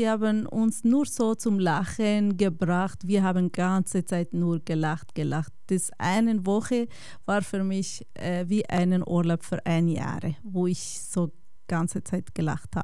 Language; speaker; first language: German; non-native, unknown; Kurdish